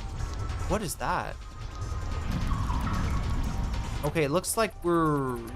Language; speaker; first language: English; native; English